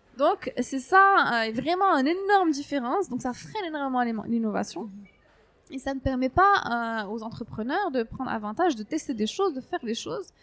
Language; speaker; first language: French; non-native, local second language; Arabic